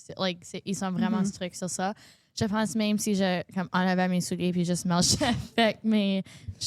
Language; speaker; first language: French; non-native, local second language; English